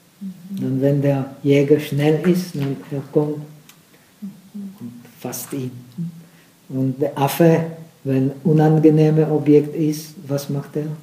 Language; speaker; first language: German; non-native, fluent; Czech